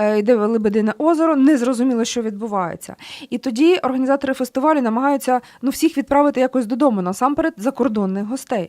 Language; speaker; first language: Ukrainian; native; Ukrainian